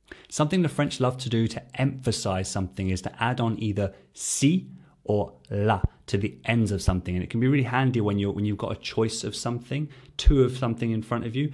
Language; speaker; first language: English; native; English